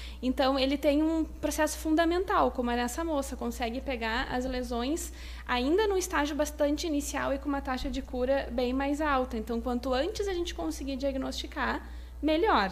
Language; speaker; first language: Portuguese; native; Portuguese